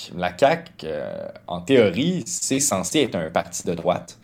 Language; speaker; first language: French; native; French